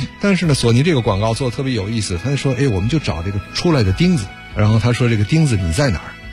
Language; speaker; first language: Chinese; early bilingual, other home language; Japanese